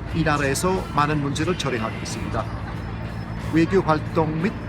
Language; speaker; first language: Korean; non-native, fluent; English